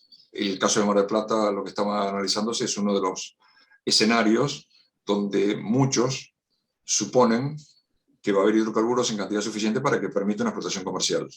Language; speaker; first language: Spanish; native; Spanish